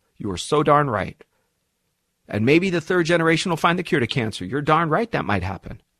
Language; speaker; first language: English; early bilingual, other home language; Arabic